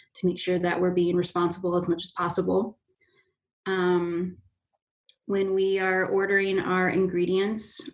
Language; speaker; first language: English; native; English